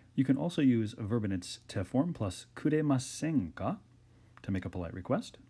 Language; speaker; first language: English; native; English